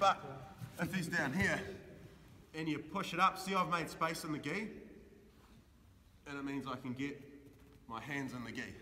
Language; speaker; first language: English; native; English